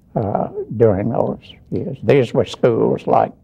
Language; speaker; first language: English; native; English